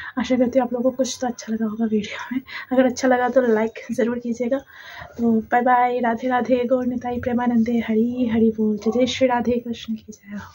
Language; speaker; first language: Hindi; non-native, local second language; Bangla